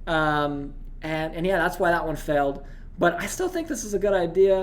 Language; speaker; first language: English; native; English